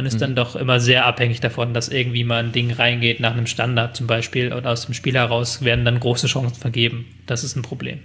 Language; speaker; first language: German; native; German